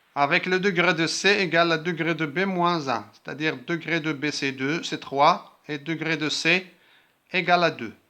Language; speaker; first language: French; non-native, local second language; Arabic